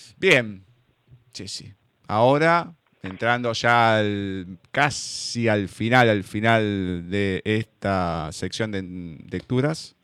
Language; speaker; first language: Spanish; native; Spanish